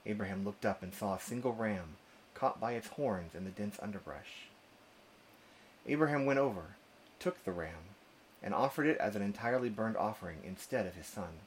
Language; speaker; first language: English; native; English